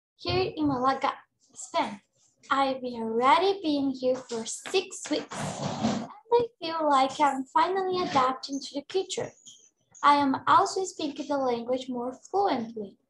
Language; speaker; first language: English; non-native, fluent; Portuguese